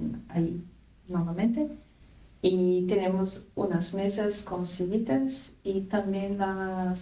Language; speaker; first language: Spanish; non-native, fluent; Portuguese